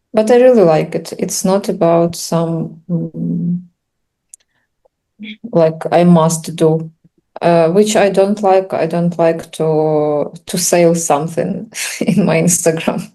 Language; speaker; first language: English; non-native, learner; Russian